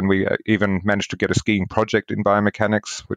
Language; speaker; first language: English; native; English